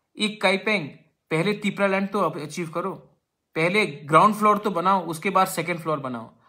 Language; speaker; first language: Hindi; non-native, local second language; Kok Borok